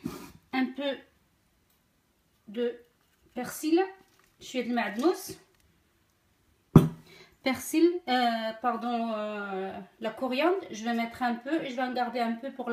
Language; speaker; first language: French; non-native, local second language; Arabic